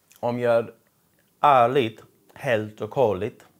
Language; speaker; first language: Swedish; non-native, learner; English